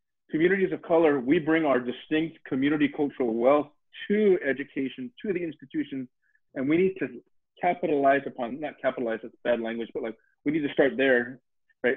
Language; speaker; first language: English; early bilingual, other home language; Spanish